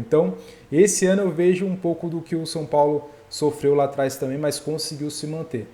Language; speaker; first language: Portuguese; native; Portuguese